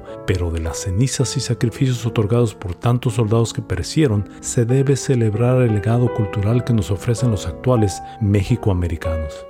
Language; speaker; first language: Spanish; native; Spanish